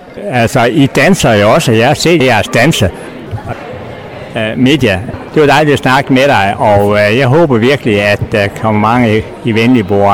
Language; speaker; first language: Danish; non-native, learner; Arabic